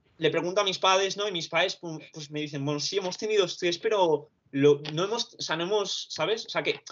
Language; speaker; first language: Spanish; early bilingual, other home language; Romanian